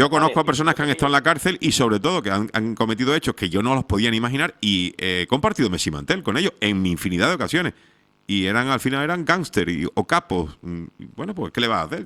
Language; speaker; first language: Spanish; native; Spanish